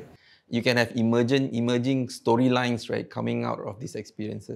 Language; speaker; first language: English; non-native, local second language; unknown